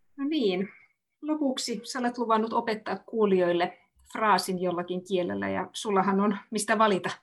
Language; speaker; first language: Finnish; native; Finnish